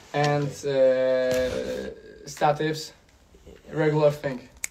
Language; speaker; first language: English; non-native, fluent; Polish